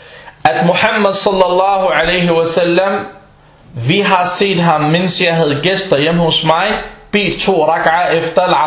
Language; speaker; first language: Danish; non-native, fluent; Arabic